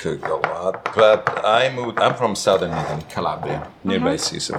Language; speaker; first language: English; non-native, learner; Italian